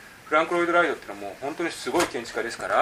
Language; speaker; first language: Japanese; native; Japanese